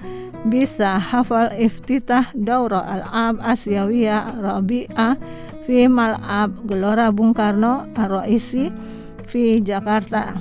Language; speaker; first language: Arabic; non-native, fluent; Indonesian